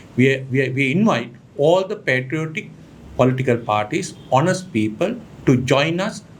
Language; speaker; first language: English; non-native, local second language; Sinhala